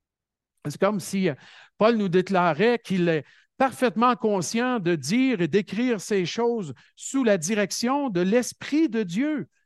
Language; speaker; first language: French; native; French